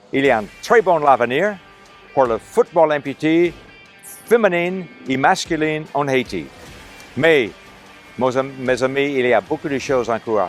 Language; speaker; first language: French; non-native, local second language; Haitian Creole